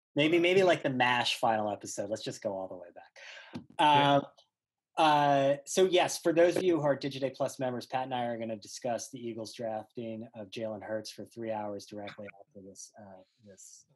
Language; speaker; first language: English; native; English